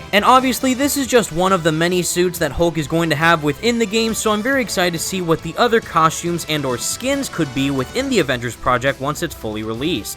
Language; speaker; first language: English; native; English